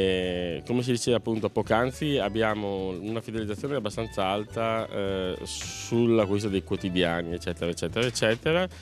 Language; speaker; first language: Italian; native; Italian